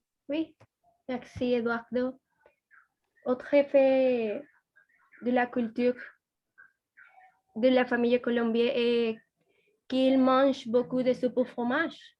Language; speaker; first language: French; non-native, learner; Spanish